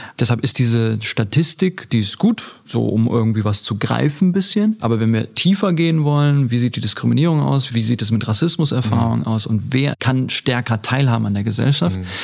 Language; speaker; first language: German; early bilingual, other home language; Turkish